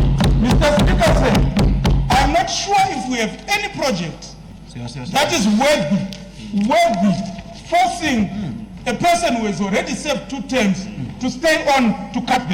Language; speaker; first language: English; non-native, local second language; Shona